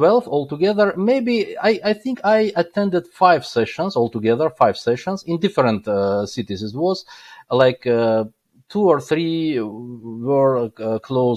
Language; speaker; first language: English; non-native, fluent; Azerbaijani